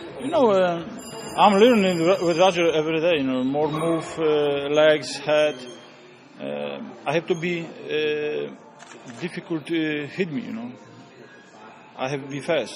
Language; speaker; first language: English; non-native, learner; Polish